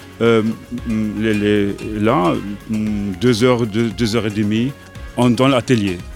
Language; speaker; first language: French; non-native, learner; German